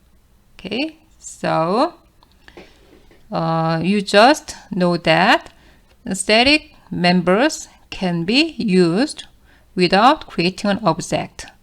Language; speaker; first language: English; non-native, fluent; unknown